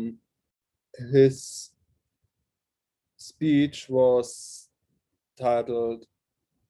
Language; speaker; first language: English; non-native, fluent; German